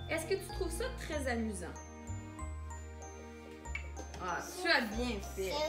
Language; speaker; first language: French; native; French